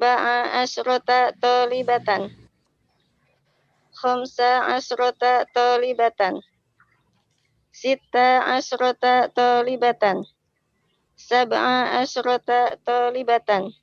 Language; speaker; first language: Arabic; non-native, learner; Indonesian